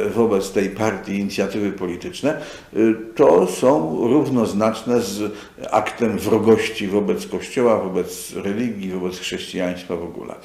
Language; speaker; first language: Polish; native; Polish